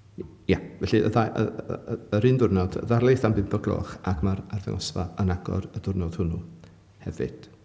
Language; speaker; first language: Welsh; native; Welsh